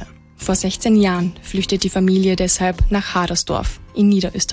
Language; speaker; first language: German; native; German